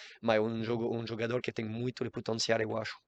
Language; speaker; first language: Portuguese; non-native, learner; French